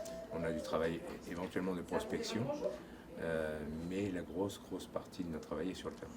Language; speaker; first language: French; native; French